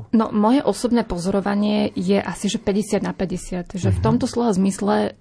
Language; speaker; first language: Slovak; native; Slovak